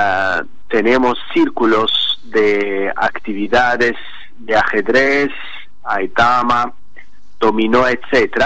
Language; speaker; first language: Spanish; non-native, learner; Azerbaijani